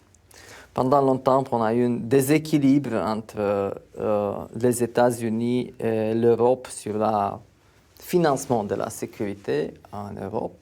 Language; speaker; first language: French; non-native, fluent; Romanian